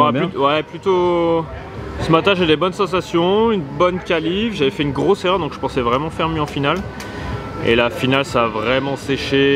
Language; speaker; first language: French; native; French